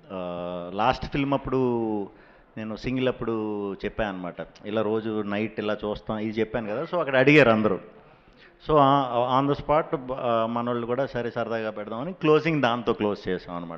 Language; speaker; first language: Telugu; native; Telugu